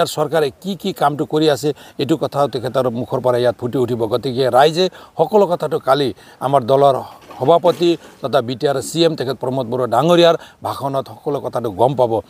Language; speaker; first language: Assamese; non-native, local second language; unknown